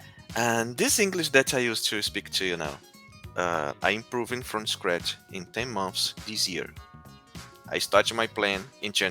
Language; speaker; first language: English; non-native, learner; Portuguese